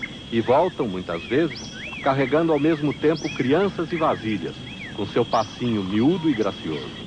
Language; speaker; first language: Portuguese; native; Portuguese